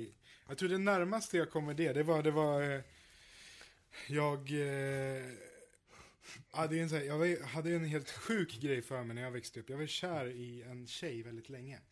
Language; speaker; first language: Swedish; native; Swedish